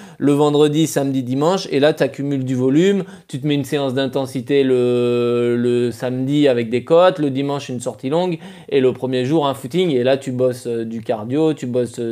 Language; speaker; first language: French; native; French